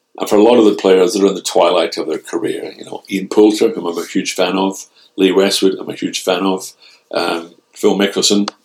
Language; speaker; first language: English; native; English